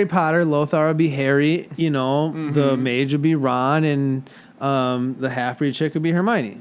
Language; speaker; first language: English; native; English